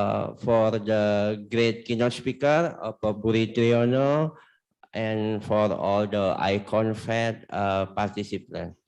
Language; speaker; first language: English; non-native, learner; Indonesian